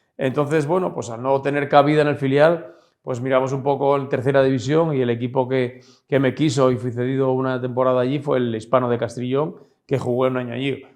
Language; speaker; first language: Spanish; native; Spanish